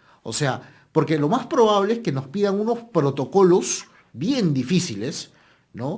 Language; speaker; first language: Spanish; native; Spanish